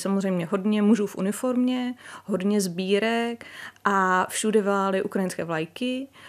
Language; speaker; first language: Czech; native; Czech